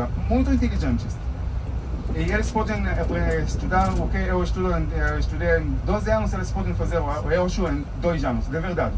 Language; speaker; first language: Portuguese; non-native, fluent; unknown